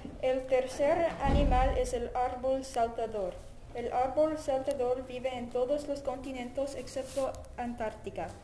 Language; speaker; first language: Spanish; non-native, learner; English